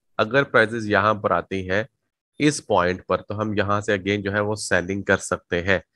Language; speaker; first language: Urdu; native; Urdu